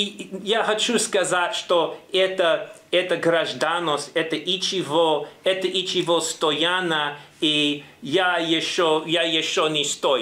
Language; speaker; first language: Russian; non-native, learner; English